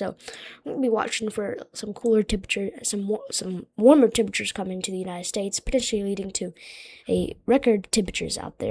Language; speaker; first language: English; native; English